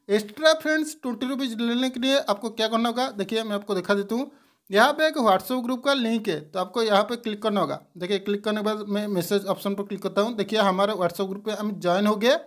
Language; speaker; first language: Hindi; non-native, local second language; Bangla